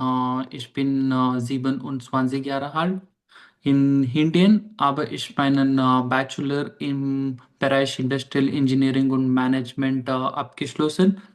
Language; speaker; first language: German; non-native, fluent; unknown